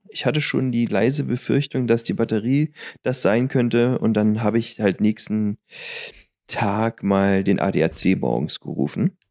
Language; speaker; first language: German; native; German